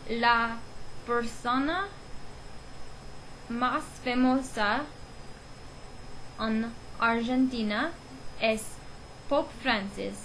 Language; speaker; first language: Spanish; non-native, learner; English